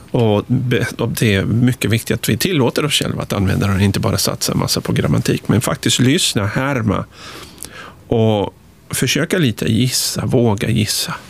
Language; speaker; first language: Swedish; early bilingual, other home language; Spanish